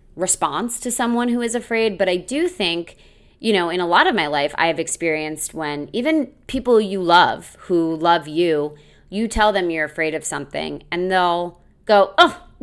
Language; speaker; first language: English; native; English